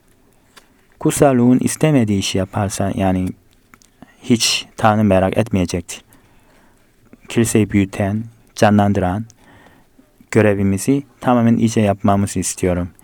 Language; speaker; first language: Turkish; non-native, fluent; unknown